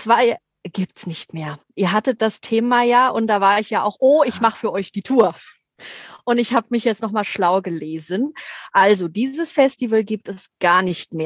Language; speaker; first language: German; native; German